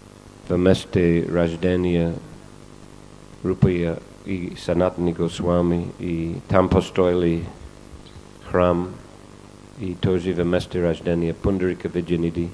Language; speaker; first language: Russian; non-native, fluent; English